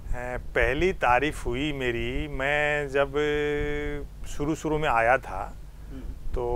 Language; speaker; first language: Hindi; native; Hindi